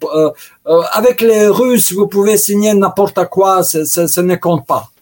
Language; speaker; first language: French; non-native, learner; Russian